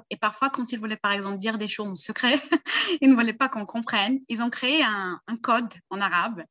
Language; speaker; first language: French; early bilingual, heritage; Portuguese